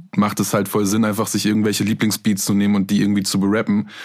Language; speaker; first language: German; native; German